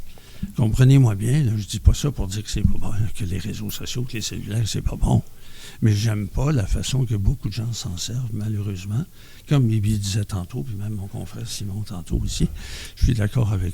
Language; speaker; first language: French; native; French